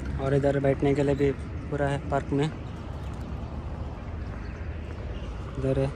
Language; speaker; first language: Hindi; non-native, local second language; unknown